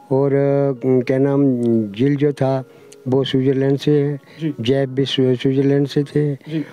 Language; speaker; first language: Hindi; native; Hindi